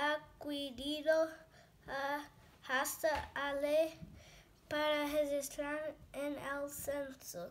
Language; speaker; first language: Spanish; non-native, learner; Portuguese